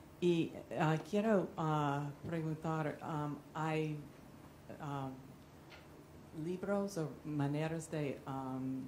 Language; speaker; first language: Spanish; non-native, learner; English